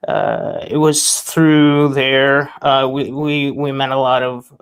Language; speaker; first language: English; non-native, fluent; Norwegian